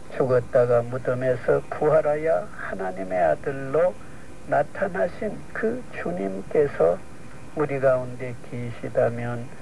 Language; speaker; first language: Korean; native; Korean